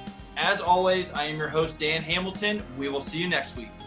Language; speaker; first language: English; native; English